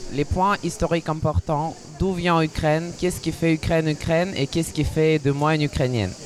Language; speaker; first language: French; non-native, fluent; Ukrainian